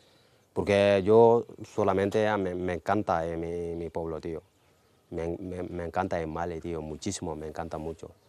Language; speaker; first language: Spanish; non-native, fluent; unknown